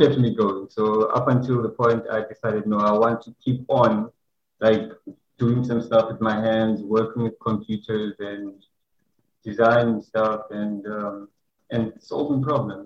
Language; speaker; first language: English; non-native, local second language; Xhosa